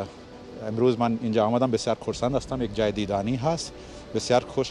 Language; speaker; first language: Persian; non-native, fluent; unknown